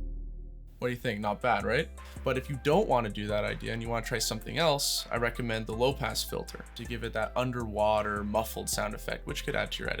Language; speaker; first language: English; native; English